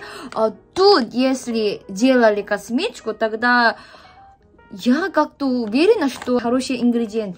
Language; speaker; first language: Russian; non-native, learner; Korean